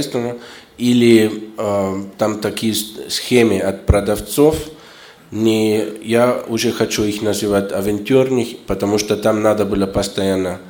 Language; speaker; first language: Russian; non-native, fluent; German